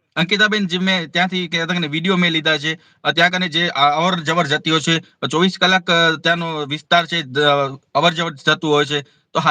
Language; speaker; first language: Gujarati; native; Gujarati